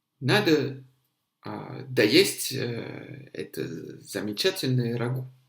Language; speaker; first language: Russian; non-native, fluent; French